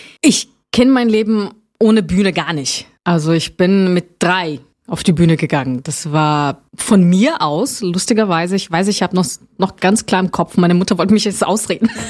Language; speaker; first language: German; non-native, fluent; Portuguese